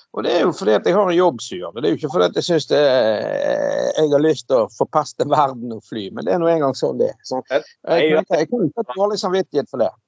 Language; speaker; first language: Norwegian; native; Norwegian